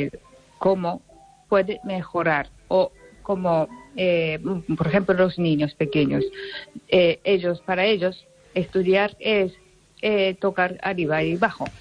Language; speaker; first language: Spanish; non-native, learner; Japanese